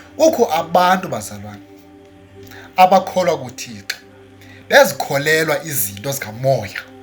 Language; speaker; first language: Zulu; non-native, local second language; Xhosa